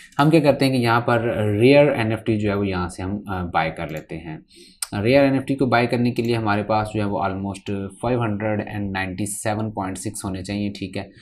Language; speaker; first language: Hindi; native; Hindi